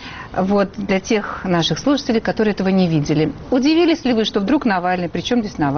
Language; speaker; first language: Russian; native; Russian